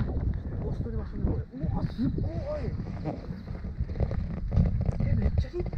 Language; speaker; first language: Japanese; native; Japanese